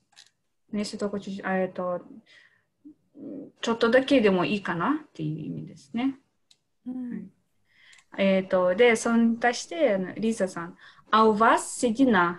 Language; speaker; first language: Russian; non-native, learner; Japanese